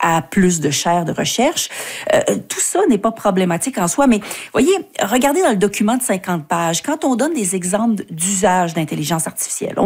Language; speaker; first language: French; native; French